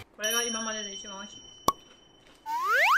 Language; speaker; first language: Japanese; non-native, fluent; German